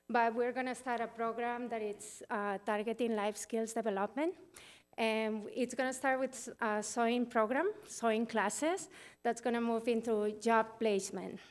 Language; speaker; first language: English; non-native, fluent; Spanish